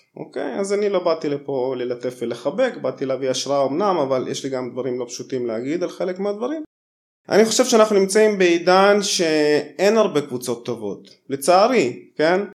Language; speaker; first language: Hebrew; early bilingual, other home language; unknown